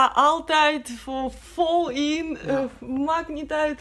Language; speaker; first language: Dutch; non-native, learner; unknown